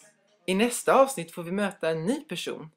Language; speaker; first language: Swedish; native; Swedish